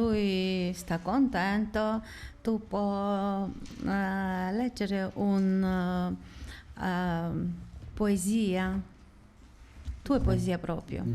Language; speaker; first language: Italian; non-native, learner; Georgian